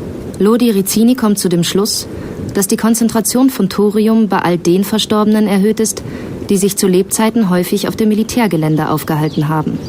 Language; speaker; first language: German; native; German